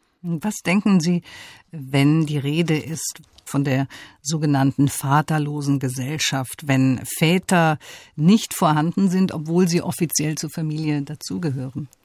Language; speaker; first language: German; native; German